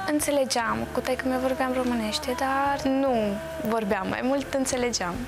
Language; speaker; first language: Romanian; early bilingual, heritage; Romanian